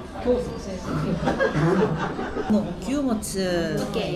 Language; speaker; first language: Japanese; non-native, learner; Korean